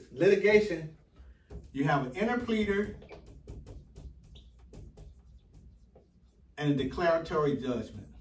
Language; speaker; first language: English; native; English